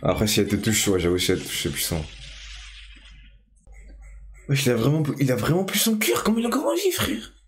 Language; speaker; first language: French; native; French